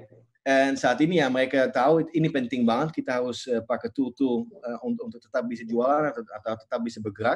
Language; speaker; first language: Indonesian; non-native, fluent; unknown